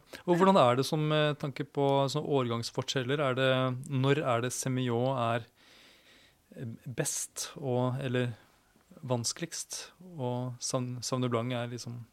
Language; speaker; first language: Norwegian; native; Norwegian